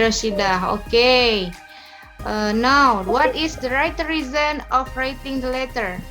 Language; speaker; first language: English; non-native, learner; Indonesian